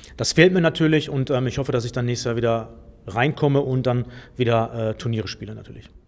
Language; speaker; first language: German; native; German